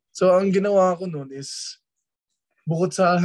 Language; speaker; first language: Filipino; early bilingual, other home language; German